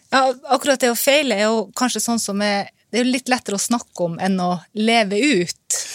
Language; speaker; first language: Norwegian; native; Norwegian